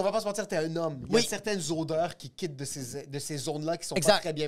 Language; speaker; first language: French; native; French